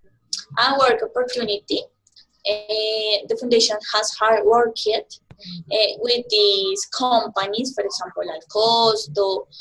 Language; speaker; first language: English; non-native, learner; Spanish